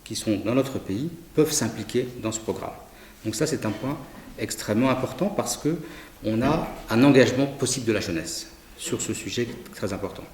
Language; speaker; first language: French; native; French